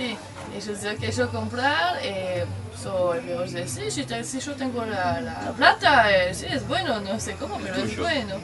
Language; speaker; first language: Spanish; non-native, learner; French